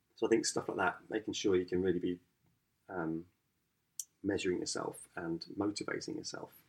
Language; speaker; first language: English; native; English